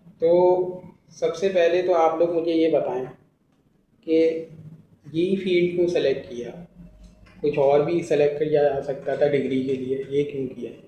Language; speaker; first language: Hindi; native; Hindi